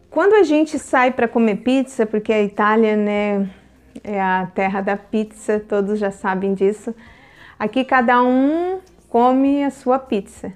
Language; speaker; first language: Portuguese; native; Portuguese